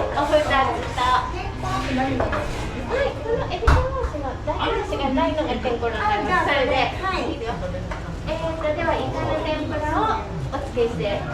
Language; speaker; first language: Japanese; native; Japanese